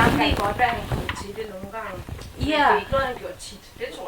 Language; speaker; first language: Danish; native; Danish